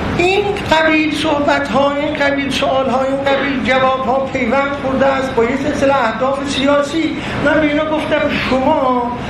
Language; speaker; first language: Persian; non-native, local second language; Azerbaijani